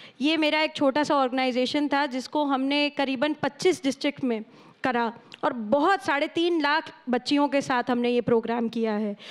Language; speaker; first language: Hindi; native; Hindi